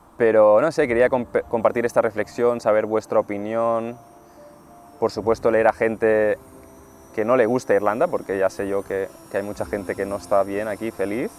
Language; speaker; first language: Spanish; native; Spanish